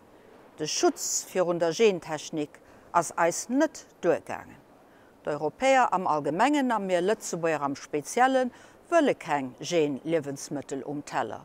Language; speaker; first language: German; non-native, local second language; Luxembourgish